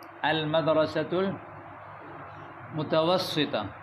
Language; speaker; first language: Arabic; non-native, fluent; Urdu